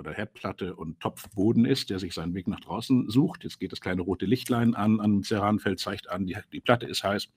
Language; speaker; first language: German; native; German